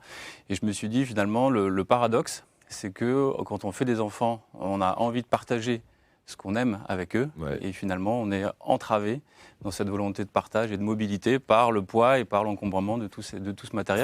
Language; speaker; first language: French; native; French